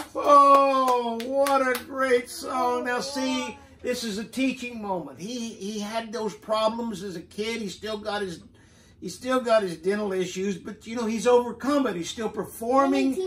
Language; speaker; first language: English; native; English